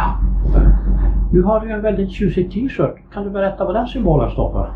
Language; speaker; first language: Swedish; native; Swedish